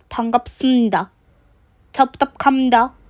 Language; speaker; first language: Korean; non-native, learner; Japanese